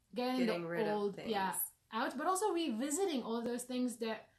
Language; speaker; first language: English; non-native, fluent; Arabic